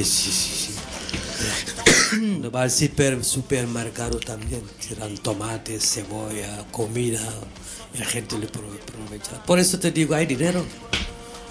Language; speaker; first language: Spanish; non-native, fluent; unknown